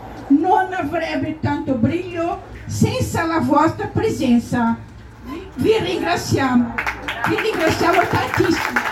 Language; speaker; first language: Italian; non-native, fluent; Portuguese